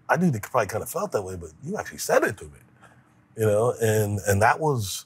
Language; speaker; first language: English; native; English